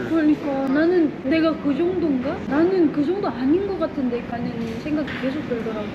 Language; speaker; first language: Korean; non-native, fluent; Indonesian